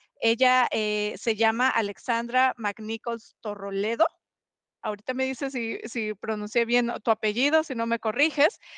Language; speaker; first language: Spanish; native; Spanish